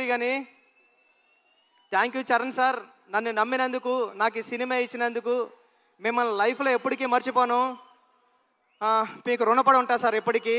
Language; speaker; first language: Telugu; native; Telugu